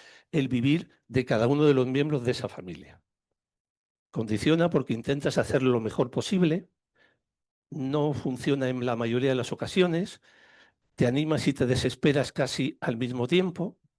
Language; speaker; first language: Spanish; native; Spanish